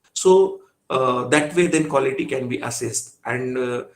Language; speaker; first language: English; non-native, local second language; Marathi